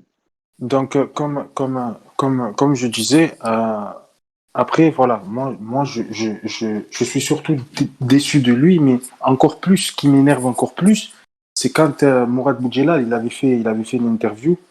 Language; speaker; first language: French; native; French